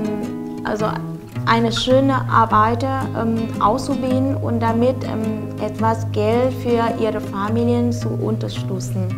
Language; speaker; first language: German; non-native, fluent; Vietnamese